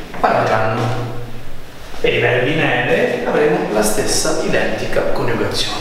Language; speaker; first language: Italian; native; Italian